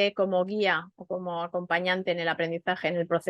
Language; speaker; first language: Spanish; native; Spanish